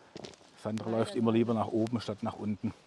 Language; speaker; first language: German; native; German